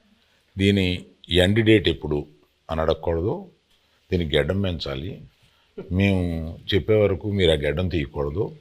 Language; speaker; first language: Telugu; native; Telugu